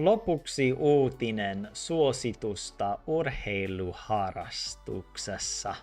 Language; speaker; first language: Finnish; non-native, learner; English